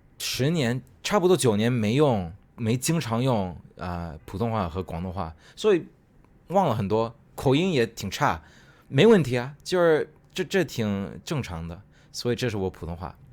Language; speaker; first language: Chinese; non-native, fluent; Cantonese